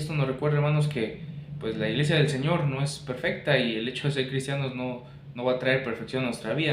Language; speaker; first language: Spanish; native; Spanish